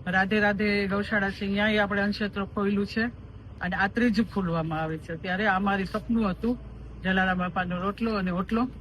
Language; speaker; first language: Gujarati; early bilingual, heritage; Gujarati